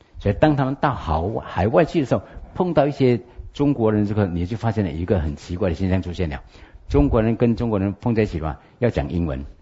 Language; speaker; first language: Chinese; native; Chinese